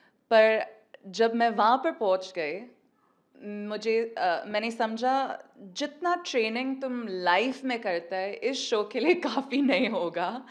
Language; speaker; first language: Hindi; non-native, learner; English